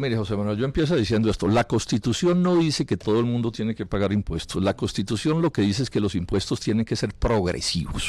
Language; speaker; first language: Spanish; native; Spanish